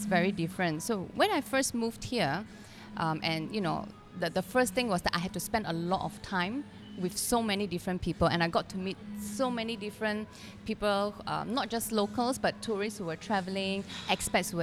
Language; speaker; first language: English; non-native, local second language; Cantonese